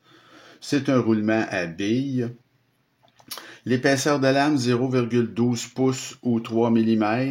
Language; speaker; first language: French; native; French